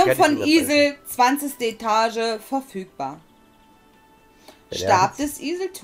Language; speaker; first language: German; native; German